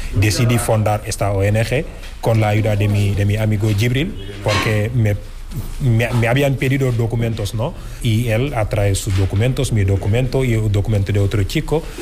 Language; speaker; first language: Spanish; non-native, fluent; Wolof